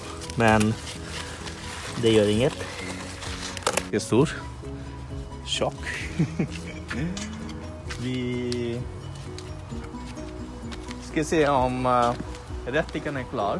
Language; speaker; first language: Swedish; non-native, fluent; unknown